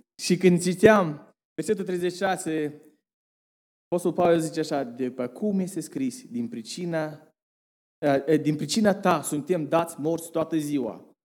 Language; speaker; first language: Romanian; early bilingual, heritage; Romanian